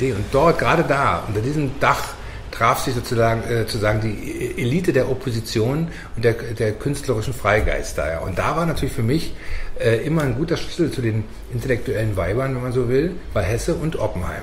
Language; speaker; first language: German; native; German